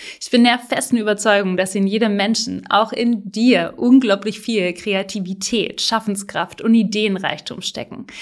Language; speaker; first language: German; native; German